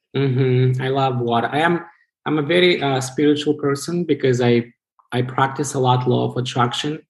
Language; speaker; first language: English; non-native, fluent; Romanian